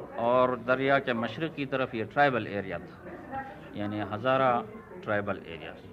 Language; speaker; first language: Urdu; non-native, local second language; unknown